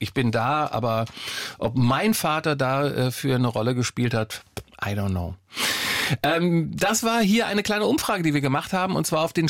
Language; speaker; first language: German; native; German